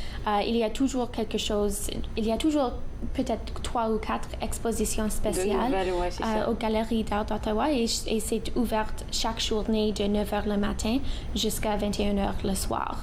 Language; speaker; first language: French; non-native, local second language; English